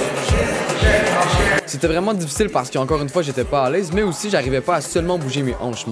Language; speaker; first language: French; native; French